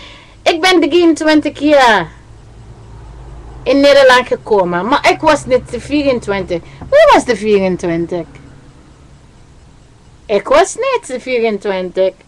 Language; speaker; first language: Dutch; non-native, learner; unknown